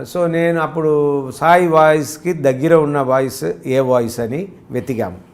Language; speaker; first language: Telugu; early bilingual, other home language; Tamil